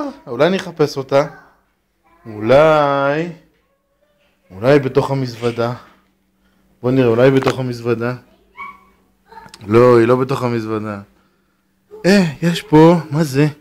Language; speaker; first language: Hebrew; native; Hebrew